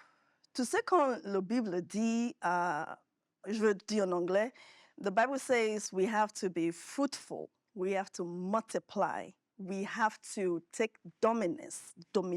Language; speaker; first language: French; non-native, fluent; Yoruba